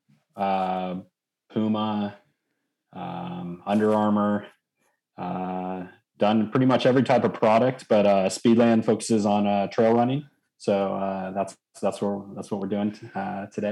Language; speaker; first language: English; native; English